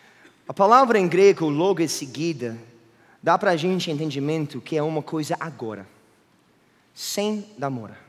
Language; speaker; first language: Portuguese; non-native, fluent; English